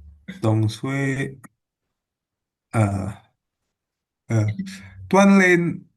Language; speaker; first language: Chinese; non-native, learner; Indonesian